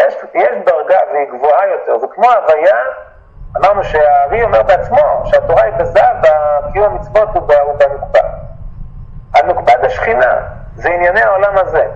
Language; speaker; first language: Hebrew; native; Hebrew